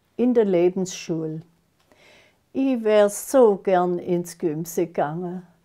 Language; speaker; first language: German; non-native, local second language; Swiss German